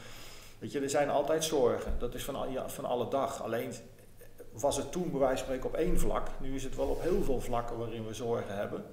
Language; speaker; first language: Dutch; native; Dutch